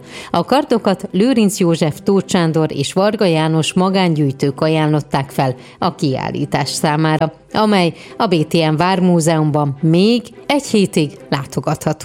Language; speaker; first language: Hungarian; native; Hungarian